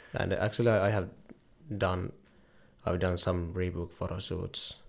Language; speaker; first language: English; non-native, learner; Finnish